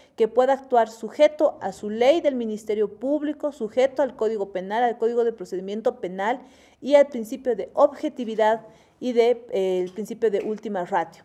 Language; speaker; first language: Spanish; native; Spanish